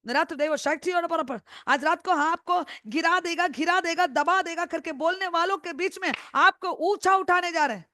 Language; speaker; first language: Hindi; non-native, local second language; Malayalam